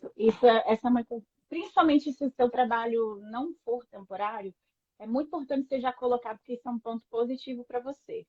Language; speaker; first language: Portuguese; native; Portuguese